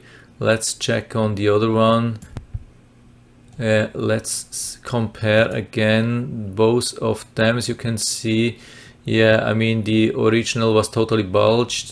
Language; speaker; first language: English; non-native, fluent; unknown